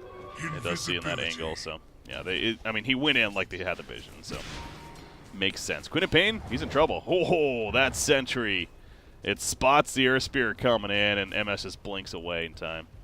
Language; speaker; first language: English; native; English